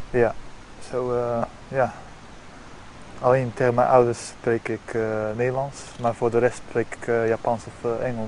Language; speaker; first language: Dutch; early bilingual, heritage; Dutch